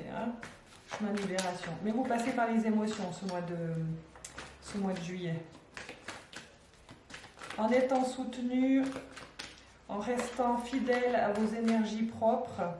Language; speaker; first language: French; native; French